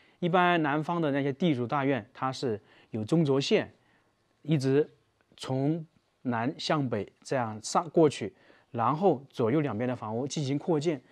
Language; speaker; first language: Chinese; native; Chinese